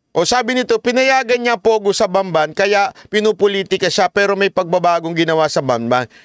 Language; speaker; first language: Filipino; native; Filipino